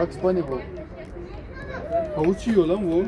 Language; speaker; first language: Turkish; native; Turkish